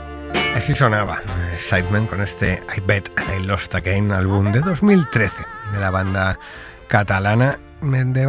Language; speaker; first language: Spanish; native; Spanish